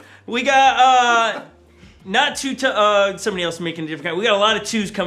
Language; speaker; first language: English; native; English